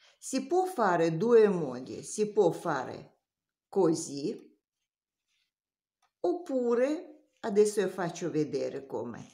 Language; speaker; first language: Italian; non-native, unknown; Russian